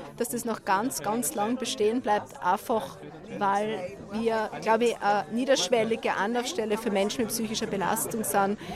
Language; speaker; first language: German; native; German